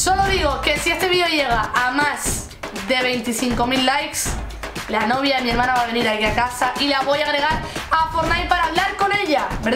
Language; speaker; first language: Spanish; native; Spanish